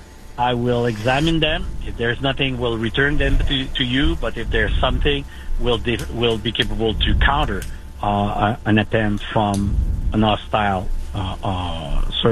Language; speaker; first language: English; non-native, local second language; French